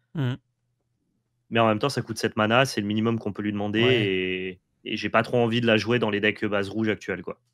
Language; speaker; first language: French; native; French